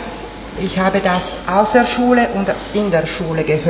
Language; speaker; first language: German; non-native, fluent; Italian